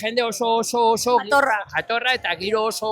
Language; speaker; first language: Basque; non-native, learner; Spanish